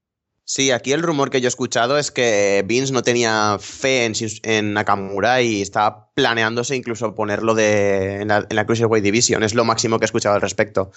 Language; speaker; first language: Spanish; native; Spanish